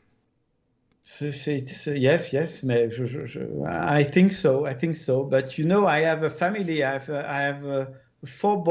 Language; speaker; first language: English; non-native, learner; French